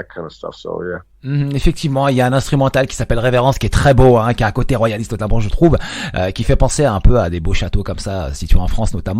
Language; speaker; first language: French; native; French